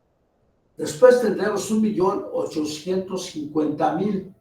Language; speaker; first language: Spanish; native; Spanish